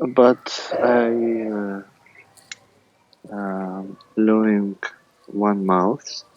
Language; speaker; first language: English; non-native, learner; Russian